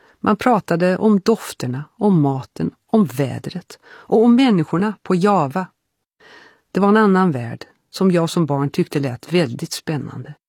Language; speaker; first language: Swedish; early bilingual, heritage; Swedish